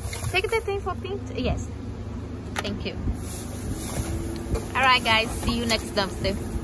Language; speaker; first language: English; non-native, learner; Portuguese